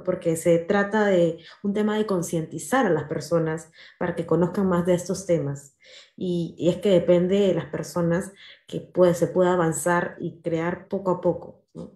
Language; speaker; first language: Spanish; native; Spanish